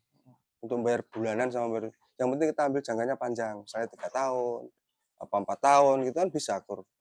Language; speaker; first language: Indonesian; non-native, local second language; Javanese